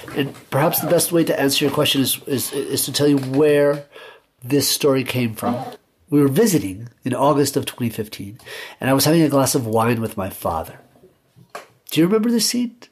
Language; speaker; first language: English; early bilingual, other home language; Spanish